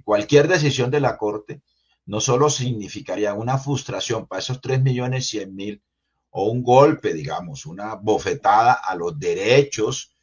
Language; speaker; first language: Spanish; native; Spanish